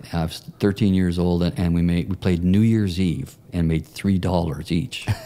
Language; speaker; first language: English; native; English